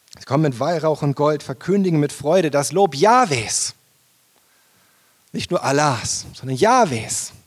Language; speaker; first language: German; native; German